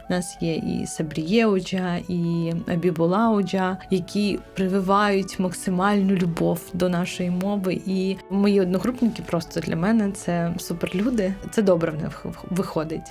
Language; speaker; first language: Ukrainian; non-native, local second language; Crimean Tatar